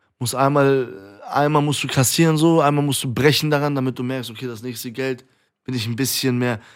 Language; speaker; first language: German; early bilingual, other home language; Persian